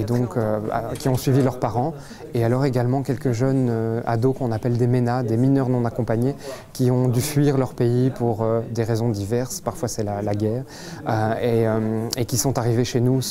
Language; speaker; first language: French; native; French